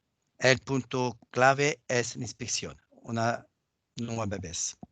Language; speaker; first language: Spanish; non-native, fluent; French